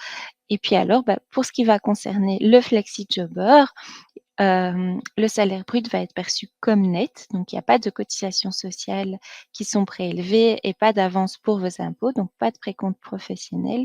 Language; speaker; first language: French; native; French